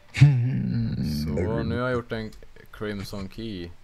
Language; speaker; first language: Swedish; native; Swedish